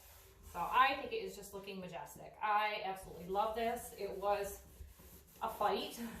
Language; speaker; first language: English; native; English